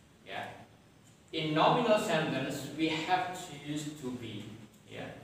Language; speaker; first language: English; non-native, fluent; Indonesian